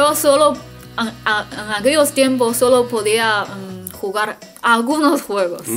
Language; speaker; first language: Spanish; non-native, learner; Chinese